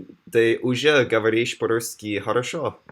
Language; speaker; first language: Russian; non-native, learner; Chinese